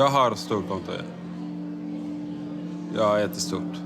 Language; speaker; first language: Swedish; non-native, learner; Arabic